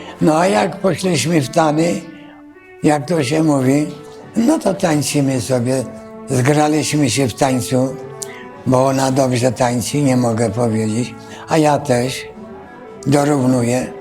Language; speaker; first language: Polish; native; Polish